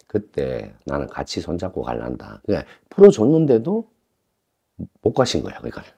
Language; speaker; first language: Korean; native; Korean